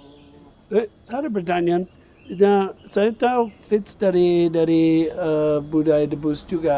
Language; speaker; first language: Indonesian; non-native, fluent; English